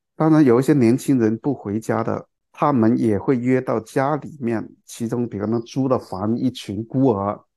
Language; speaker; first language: Chinese; non-native, local second language; Cantonese